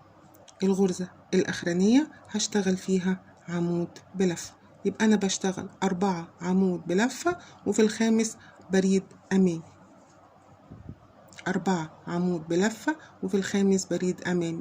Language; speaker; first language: Arabic; native; Arabic